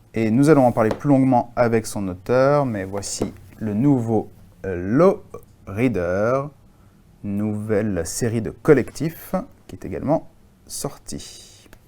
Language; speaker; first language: French; native; French